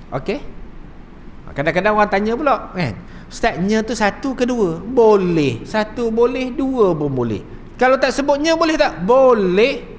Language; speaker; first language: Malay; native; Malay